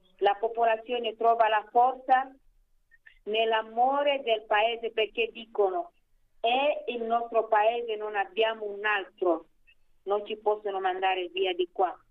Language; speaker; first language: Italian; non-native, fluent; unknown